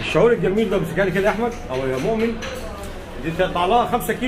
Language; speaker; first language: Arabic; native; Arabic